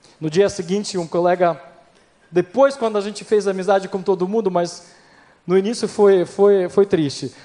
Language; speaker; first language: Portuguese; non-native, fluent; Ukrainian